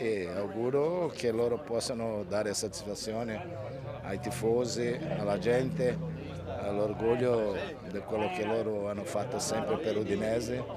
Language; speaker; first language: Italian; non-native, fluent; Portuguese